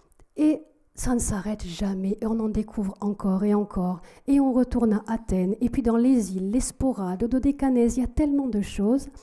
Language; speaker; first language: French; native; French